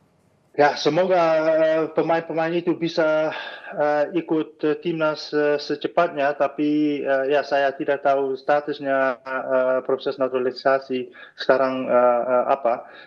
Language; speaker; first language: Indonesian; non-native, fluent; Dutch